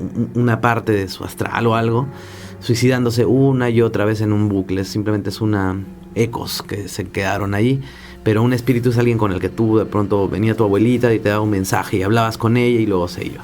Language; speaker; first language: Spanish; native; Spanish